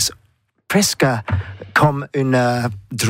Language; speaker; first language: French; non-native, learner; English